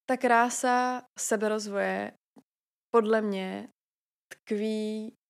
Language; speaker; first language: Czech; native; Czech